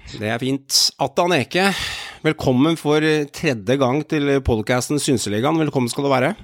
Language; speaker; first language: Norwegian; native; Norwegian